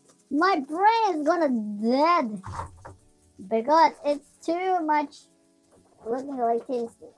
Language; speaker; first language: English; non-native, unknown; Japanese